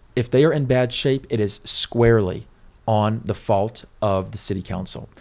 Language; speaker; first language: English; native; English